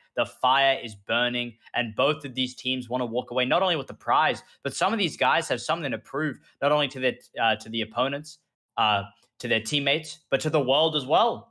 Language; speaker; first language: English; native; English